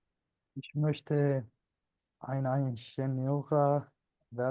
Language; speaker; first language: German; non-native, learner; Punjabi